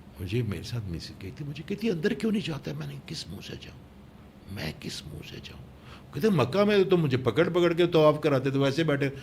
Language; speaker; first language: Urdu; non-native, local second language; Pashto